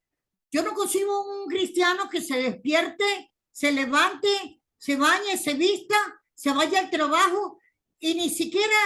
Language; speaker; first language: Spanish; native; Spanish